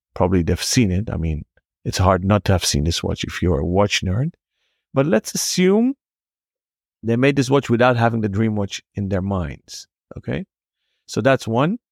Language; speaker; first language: English; non-native, fluent; Hebrew